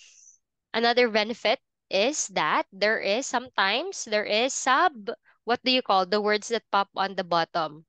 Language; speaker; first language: English; non-native, fluent; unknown